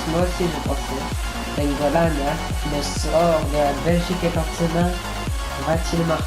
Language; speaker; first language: French; native; French